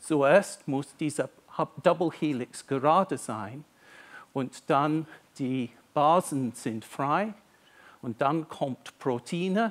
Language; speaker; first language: German; non-native, fluent; English